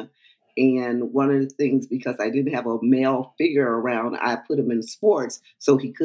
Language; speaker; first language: English; native; English